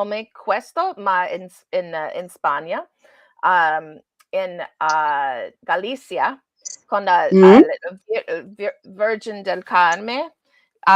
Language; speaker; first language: Italian; non-native, learner; English